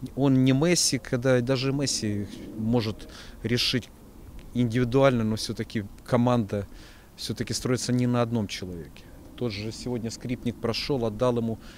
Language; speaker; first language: Russian; native; Russian